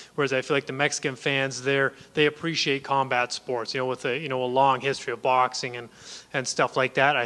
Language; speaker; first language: English; native; English